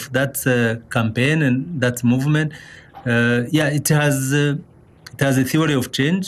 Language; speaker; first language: English; non-native, local second language; Kinyarwanda